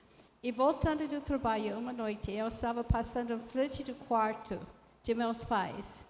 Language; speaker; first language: Portuguese; non-native, fluent; English